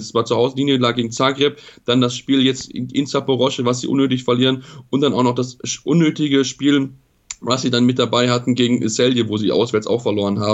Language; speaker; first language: German; native; German